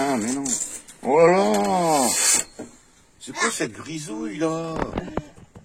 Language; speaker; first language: French; native; French